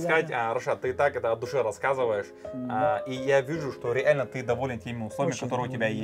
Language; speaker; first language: Russian; native; Russian